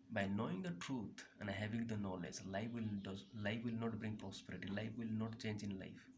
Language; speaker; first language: English; non-native, local second language; Odia